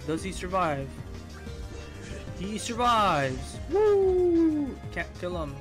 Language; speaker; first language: English; native; English